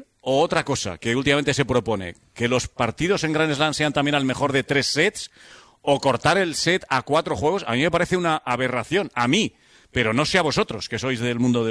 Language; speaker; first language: Spanish; native; Spanish